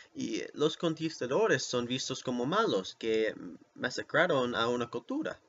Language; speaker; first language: Spanish; non-native, learner; English